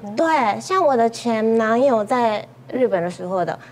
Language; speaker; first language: Chinese; non-native, fluent; Japanese